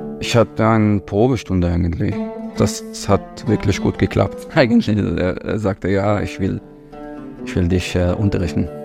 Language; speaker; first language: German; non-native, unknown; Arabic